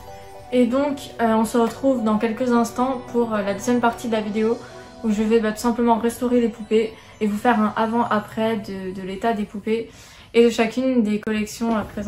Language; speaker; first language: French; native; French